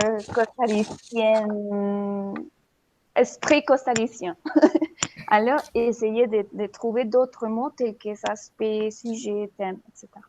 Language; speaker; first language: French; non-native, fluent; Spanish